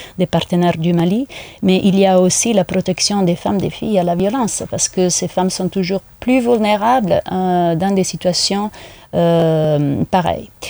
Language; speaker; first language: French; non-native, fluent; Italian